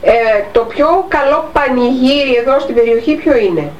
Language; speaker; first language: Greek; native; Greek